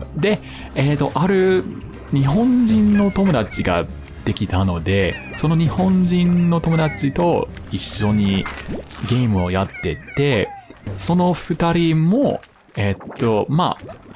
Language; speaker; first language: Japanese; non-native, fluent; English